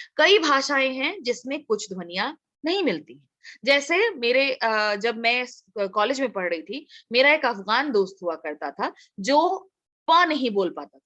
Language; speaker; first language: Hindi; non-native, local second language; Assamese